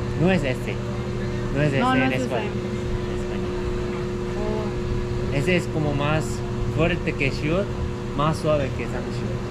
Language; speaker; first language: Spanish; non-native, learner; Korean